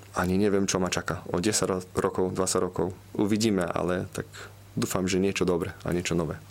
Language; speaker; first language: Slovak; early bilingual, heritage; Slovak